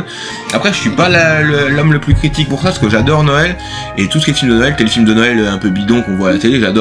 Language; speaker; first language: French; native; French